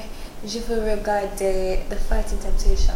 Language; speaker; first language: French; non-native, learner; English